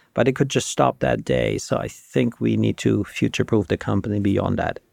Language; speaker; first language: English; non-native, fluent; German